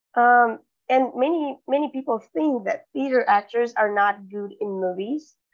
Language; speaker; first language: English; non-native, fluent; Russian